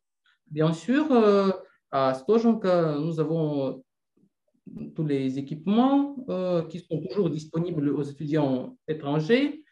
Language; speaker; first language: French; non-native, fluent; Russian